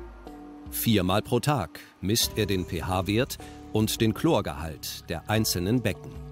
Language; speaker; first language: German; native; German